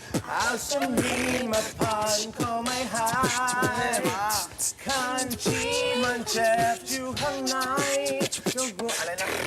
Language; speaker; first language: Thai; native; Thai